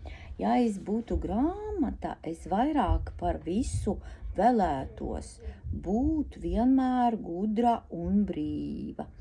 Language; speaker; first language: Latvian; non-native, local second language; Russian